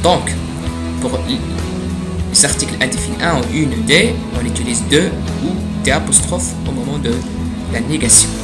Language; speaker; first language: French; non-native, fluent; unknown